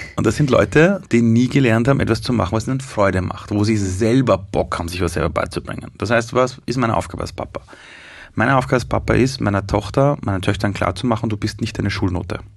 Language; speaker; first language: German; early bilingual, other home language; Persian